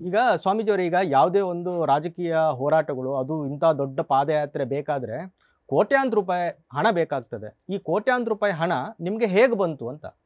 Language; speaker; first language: Kannada; native; Kannada